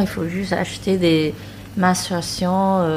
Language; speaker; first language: French; non-native, learner; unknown